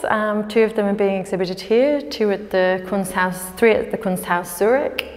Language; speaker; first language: English; native; English